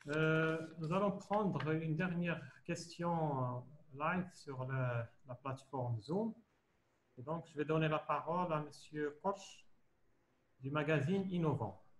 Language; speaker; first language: French; non-native, local second language; Arabic